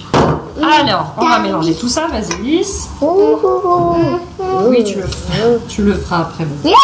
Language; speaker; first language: French; native; French